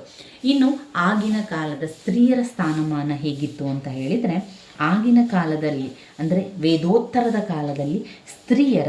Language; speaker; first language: Kannada; native; Kannada